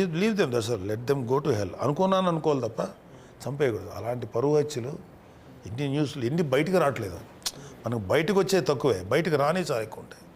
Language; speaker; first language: Telugu; native; Telugu